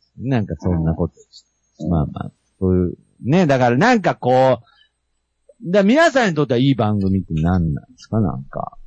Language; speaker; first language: Japanese; native; Japanese